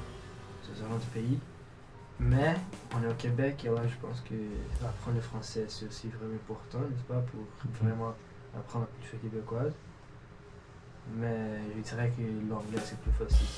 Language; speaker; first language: French; non-native, fluent; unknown